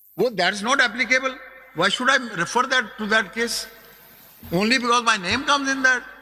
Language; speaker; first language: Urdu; non-native, local second language; Punjabi